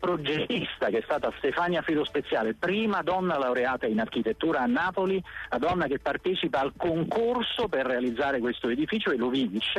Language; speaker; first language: Italian; native; Italian